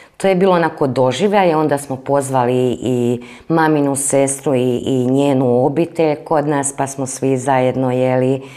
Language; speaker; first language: Croatian; non-native, local second language; Hungarian